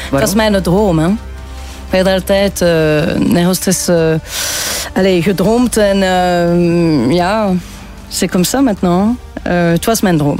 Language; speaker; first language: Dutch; non-native, local second language; French